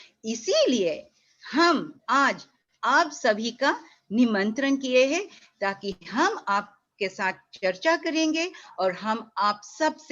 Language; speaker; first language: Hindi; early bilingual, heritage; Hindi